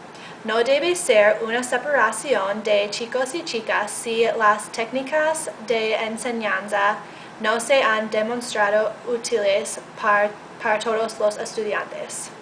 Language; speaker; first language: Spanish; non-native, learner; English